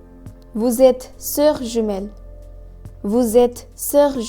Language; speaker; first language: French; non-native, fluent; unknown